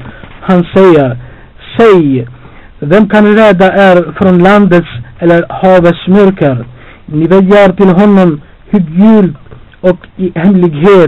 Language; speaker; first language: Swedish; non-native, fluent; Albanian